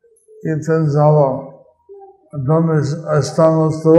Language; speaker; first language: Spanish; non-native, learner; English